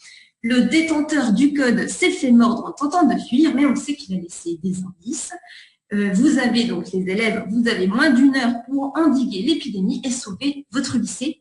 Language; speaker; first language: French; native; French